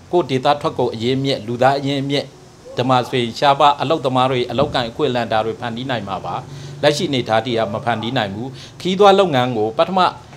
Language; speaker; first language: Burmese; non-native, local second language; Mon